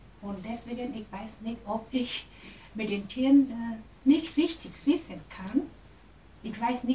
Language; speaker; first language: German; non-native, learner; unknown